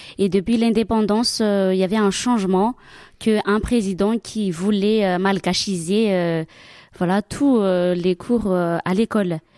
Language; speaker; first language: French; non-native, local second language; Malagasy